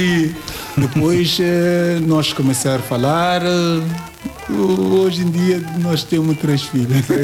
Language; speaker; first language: Portuguese; non-native, learner; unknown